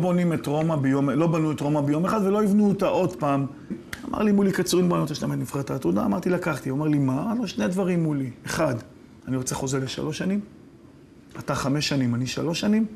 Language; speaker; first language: Hebrew; native; Hebrew